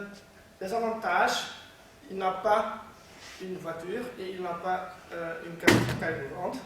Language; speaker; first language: French; non-native, learner; Dutch